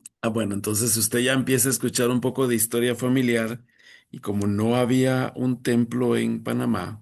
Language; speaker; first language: Spanish; native; Spanish